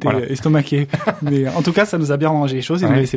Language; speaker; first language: French; native; French